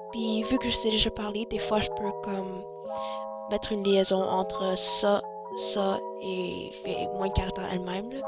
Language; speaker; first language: French; early bilingual, other home language; Chinese